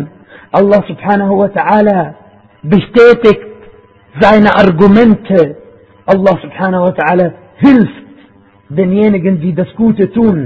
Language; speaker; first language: German; non-native, fluent; Arabic